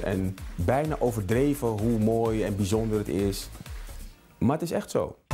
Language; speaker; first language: Dutch; native; Dutch